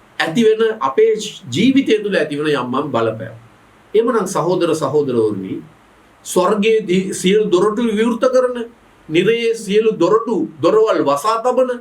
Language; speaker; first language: Sinhala; non-native, local second language; Tamil